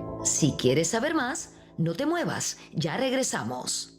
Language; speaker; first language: Spanish; native; Spanish